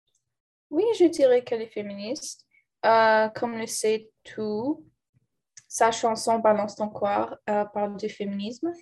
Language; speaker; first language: French; non-native, learner; English